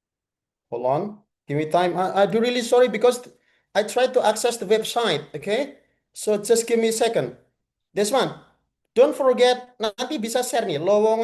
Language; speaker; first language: English; non-native, fluent; Indonesian